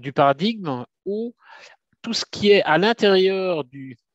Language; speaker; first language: French; native; French